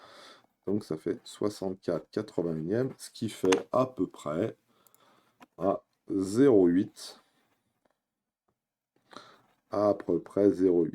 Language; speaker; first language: French; native; French